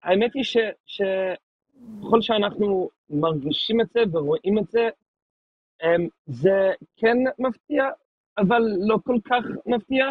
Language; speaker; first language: Hebrew; non-native, fluent; English